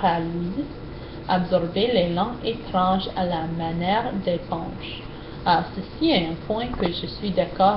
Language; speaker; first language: French; non-native, learner; English